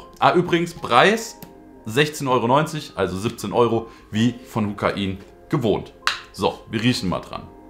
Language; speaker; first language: German; native; German